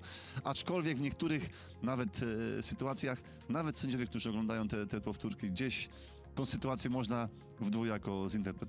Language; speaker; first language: Polish; native; Polish